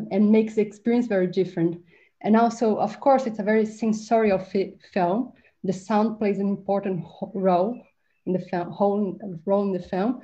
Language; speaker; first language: English; non-native, fluent; Portuguese